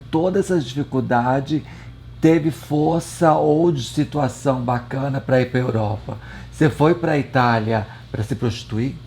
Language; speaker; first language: Portuguese; native; Portuguese